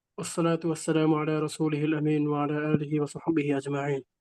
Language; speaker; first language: Arabic; non-native, fluent; Bangla